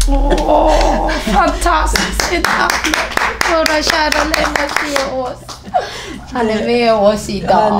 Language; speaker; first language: Swedish; non-native, fluent; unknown